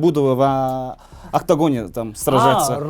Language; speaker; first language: Russian; non-native, local second language; Kazakh